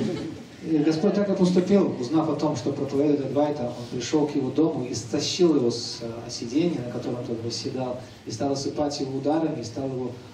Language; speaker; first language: Russian; native; Russian